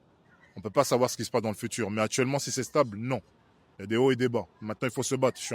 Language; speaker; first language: French; native; French